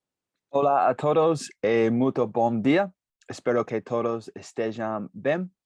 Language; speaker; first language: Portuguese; non-native, fluent; English